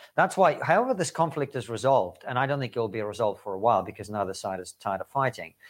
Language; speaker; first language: English; early bilingual, other home language; Russian